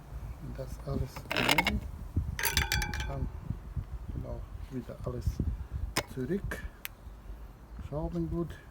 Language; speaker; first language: German; non-native, learner; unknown